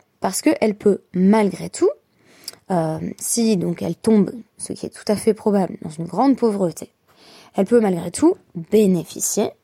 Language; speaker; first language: French; native; French